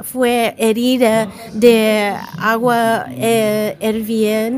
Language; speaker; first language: Spanish; non-native, learner; English